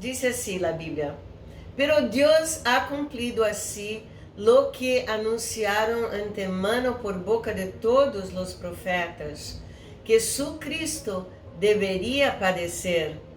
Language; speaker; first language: Spanish; non-native, fluent; Portuguese